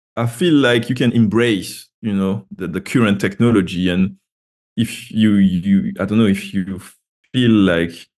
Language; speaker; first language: English; non-native, fluent; French